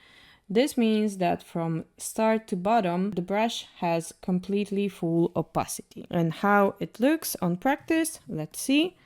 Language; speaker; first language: English; non-native, fluent; Russian